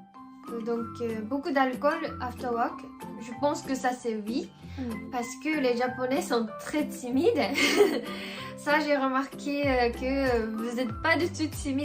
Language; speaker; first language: French; non-native, fluent; Japanese